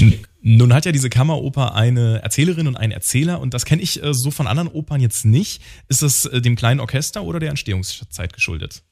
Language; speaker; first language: German; native; German